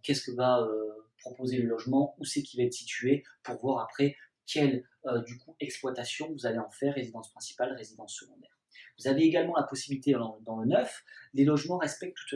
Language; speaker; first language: French; native; French